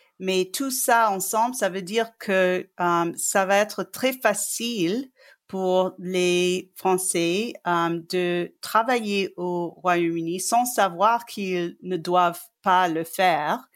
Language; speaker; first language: French; non-native, fluent; English